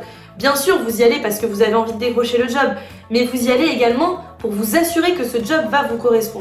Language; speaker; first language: French; native; French